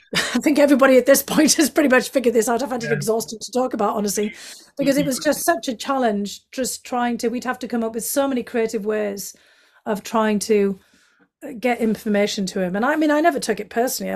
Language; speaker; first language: English; native; English